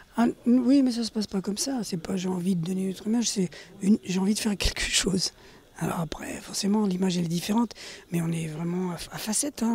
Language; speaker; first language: French; early bilingual, other home language; Spanish